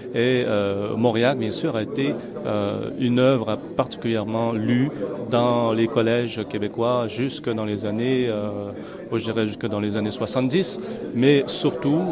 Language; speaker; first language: French; native; French